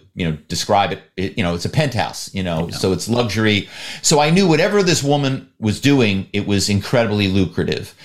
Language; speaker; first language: English; native; English